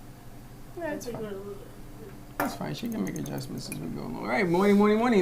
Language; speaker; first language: English; native; English